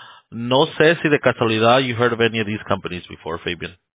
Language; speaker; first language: English; early bilingual, other home language; Spanish